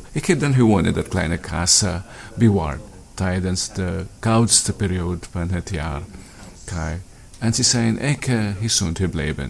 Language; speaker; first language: Dutch; non-native, learner; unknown